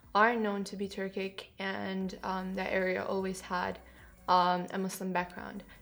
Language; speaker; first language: English; non-native, fluent; Kyrgyz